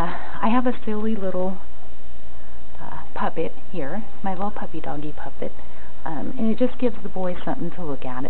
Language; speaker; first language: English; native; English